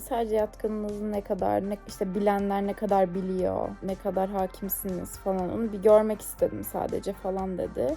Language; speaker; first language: Turkish; native; Turkish